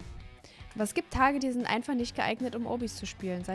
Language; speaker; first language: German; native; German